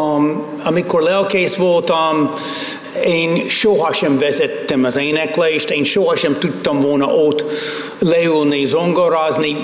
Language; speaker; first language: Hungarian; non-native, fluent; English